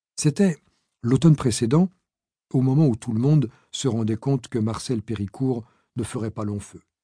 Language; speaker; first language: French; native; French